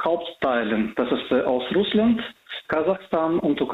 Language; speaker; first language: German; non-native, fluent; Russian